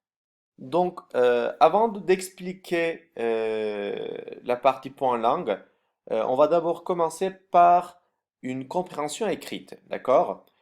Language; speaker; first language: French; non-native, fluent; Turkish